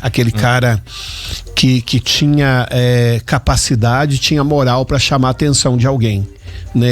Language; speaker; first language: Portuguese; native; Portuguese